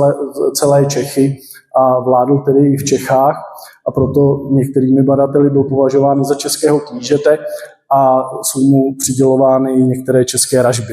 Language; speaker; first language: Czech; native; Czech